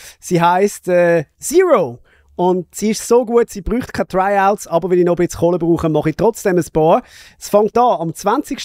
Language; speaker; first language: German; native; German